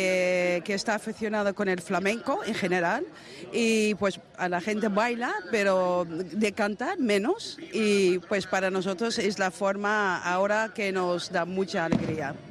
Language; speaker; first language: Spanish; non-native, fluent; Dutch